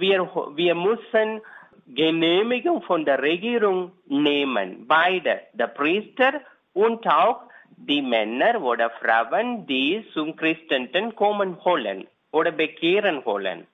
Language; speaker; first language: German; non-native, learner; Tamil